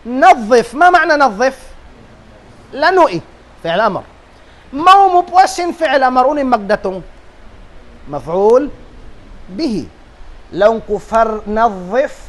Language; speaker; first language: Arabic; non-native, fluent; Tausug